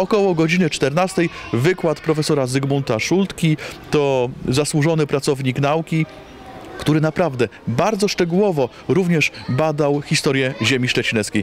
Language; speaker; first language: Polish; native; Polish